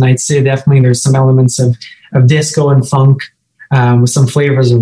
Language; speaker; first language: English; native; English